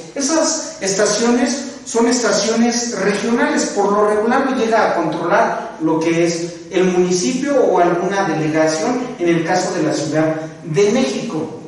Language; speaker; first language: Spanish; native; Spanish